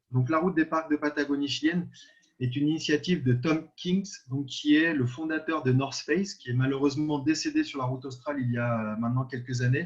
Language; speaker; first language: French; native; French